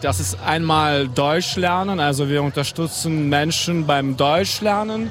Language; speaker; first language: German; non-native, fluent; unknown